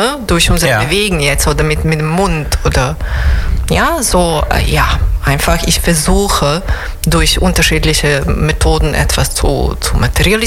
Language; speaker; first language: German; non-native, fluent; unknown